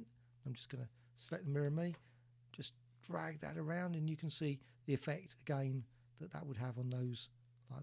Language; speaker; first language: English; native; English